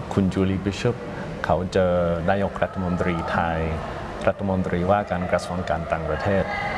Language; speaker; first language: Thai; non-native, fluent; English